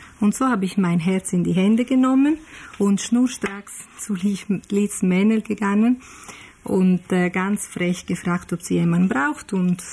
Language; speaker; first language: German; non-native, fluent; Italian